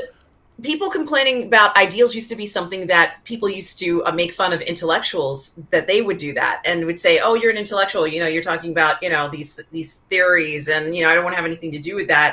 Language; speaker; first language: English; native; English